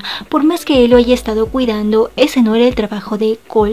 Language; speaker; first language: Spanish; native; Spanish